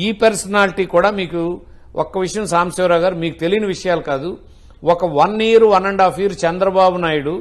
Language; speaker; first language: Telugu; native; Telugu